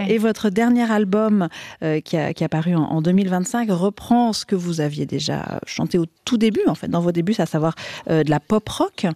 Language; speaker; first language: French; native; French